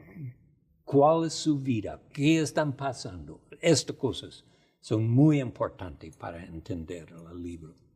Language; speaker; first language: Spanish; non-native, fluent; English